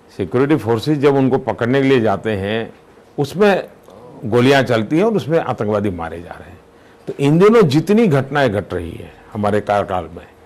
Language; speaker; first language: Hindi; non-native, local second language; Gujarati